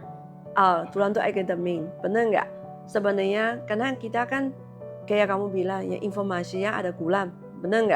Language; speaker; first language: Indonesian; non-native, learner; Chinese